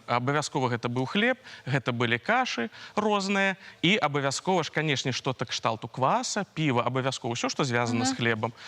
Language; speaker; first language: Belarusian; native; Belarusian